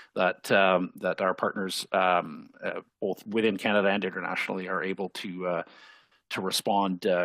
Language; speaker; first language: English; native; English